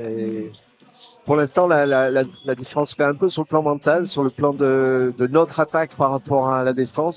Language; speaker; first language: French; native; French